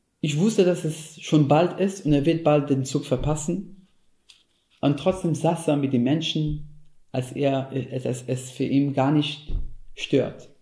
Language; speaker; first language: German; non-native, fluent; Hebrew